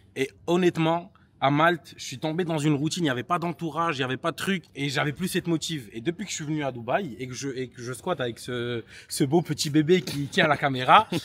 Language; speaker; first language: French; non-native, local second language; Arabic